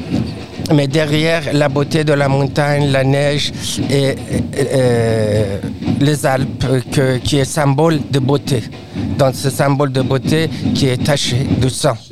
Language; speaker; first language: French; non-native, fluent; Persian